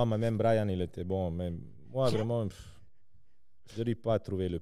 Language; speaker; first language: French; non-native, local second language; Serbian